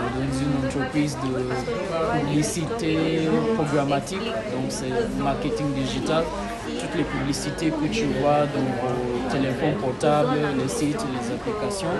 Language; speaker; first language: French; non-native, fluent; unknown